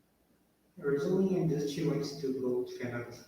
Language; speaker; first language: English; non-native, learner; Portuguese